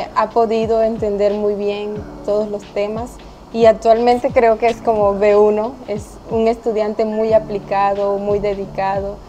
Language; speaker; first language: Spanish; native; Spanish